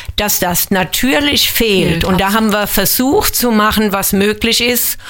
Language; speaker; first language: German; native; German